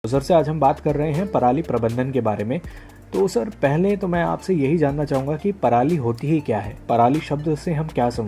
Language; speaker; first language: Hindi; native; Hindi